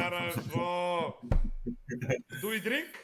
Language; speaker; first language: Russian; non-native, learner; Serbian